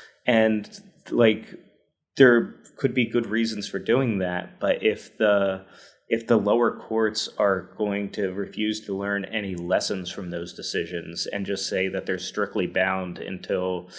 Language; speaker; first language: English; native; English